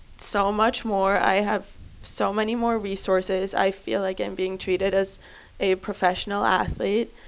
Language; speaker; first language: English; non-native, fluent; German